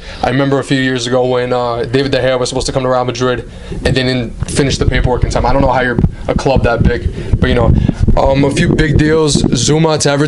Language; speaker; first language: English; native; English